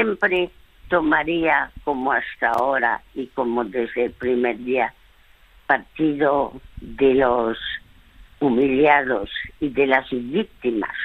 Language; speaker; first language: Spanish; early bilingual, other home language; French